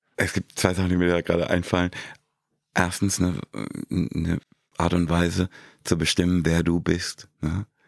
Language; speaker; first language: German; native; German